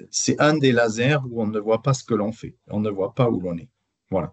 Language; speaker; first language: French; native; French